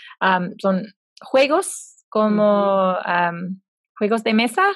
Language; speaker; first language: Spanish; non-native, fluent; English